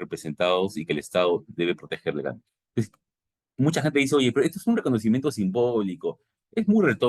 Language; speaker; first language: Spanish; native; Spanish